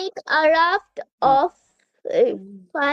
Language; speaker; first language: English; non-native, learner; Bangla